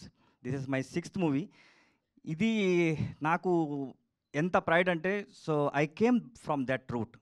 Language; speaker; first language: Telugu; non-native, learner; Kannada